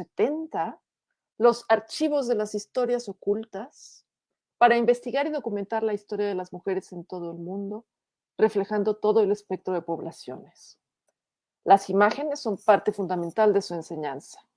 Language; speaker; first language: Spanish; native; Spanish